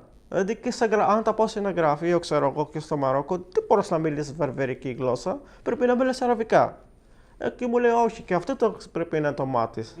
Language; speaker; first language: Greek; non-native, learner; Arabic